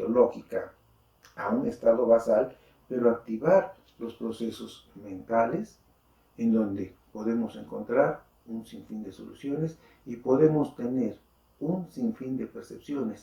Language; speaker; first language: Spanish; native; Spanish